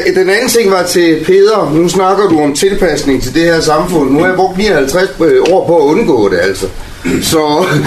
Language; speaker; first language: Danish; native; Danish